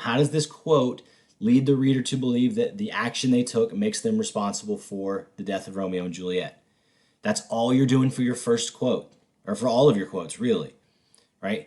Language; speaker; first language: English; native; English